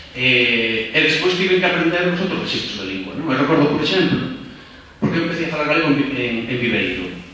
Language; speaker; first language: Galician; non-native, local second language; Spanish